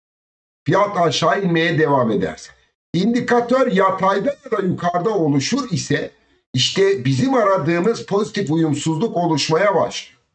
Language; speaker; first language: Turkish; native; Turkish